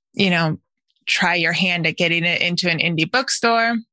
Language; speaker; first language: English; native; English